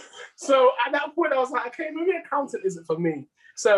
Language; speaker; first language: English; native; English